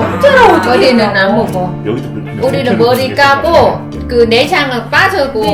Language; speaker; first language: Korean; non-native, learner; Vietnamese